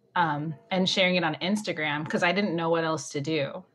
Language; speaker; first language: English; native; English